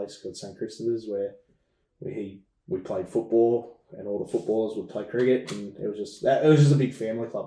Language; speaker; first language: English; native; English